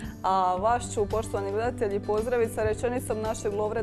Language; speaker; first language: Croatian; native; Croatian